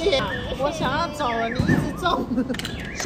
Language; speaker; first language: Chinese; native; Chinese